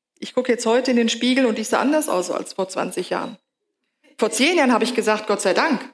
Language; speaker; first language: German; native; German